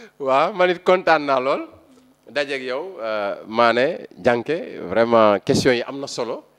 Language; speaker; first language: Wolof; native; Wolof